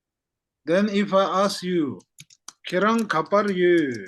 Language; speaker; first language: English; non-native, fluent; Tibetan